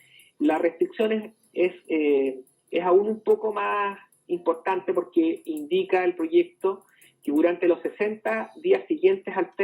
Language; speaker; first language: Spanish; native; Spanish